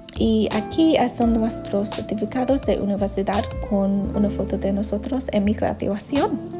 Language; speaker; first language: Spanish; non-native, learner; English